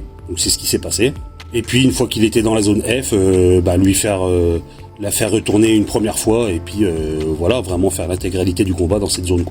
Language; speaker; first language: French; native; French